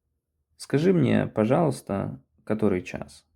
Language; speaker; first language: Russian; non-native, fluent; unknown